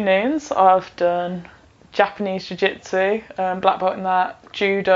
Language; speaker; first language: English; native; English